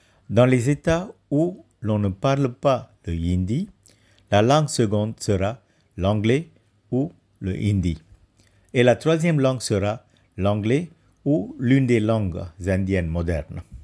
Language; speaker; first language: French; non-native, fluent; Tamil